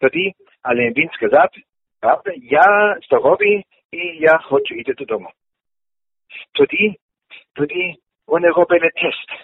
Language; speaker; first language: Ukrainian; non-native, learner; German